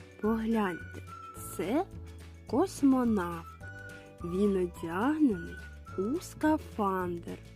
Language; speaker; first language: Ukrainian; native; Ukrainian